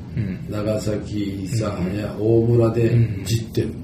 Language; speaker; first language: Japanese; native; Japanese